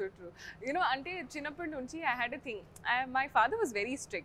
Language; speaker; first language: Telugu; non-native, learner; Hindi